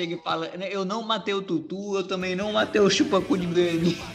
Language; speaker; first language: Portuguese; native; Portuguese